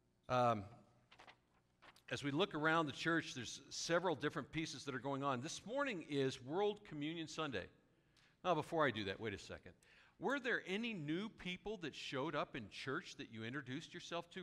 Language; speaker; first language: English; native; English